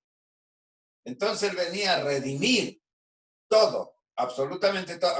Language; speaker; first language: Spanish; native; Spanish